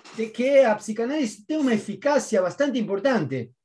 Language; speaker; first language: Spanish; native; Spanish